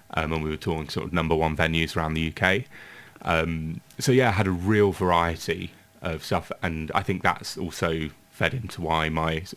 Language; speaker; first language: English; native; English